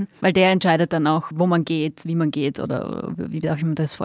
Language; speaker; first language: German; native; German